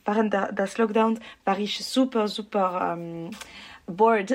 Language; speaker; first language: German; non-native, local second language; French